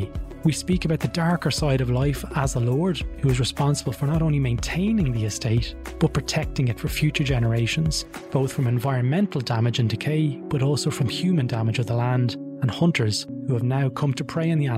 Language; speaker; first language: English; native; English